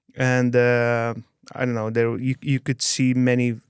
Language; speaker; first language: English; non-native, fluent; Lithuanian